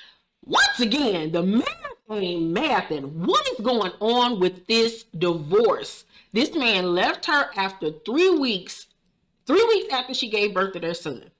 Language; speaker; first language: English; native; English